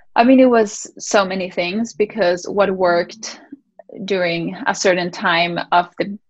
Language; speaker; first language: English; early bilingual, other home language; Spanish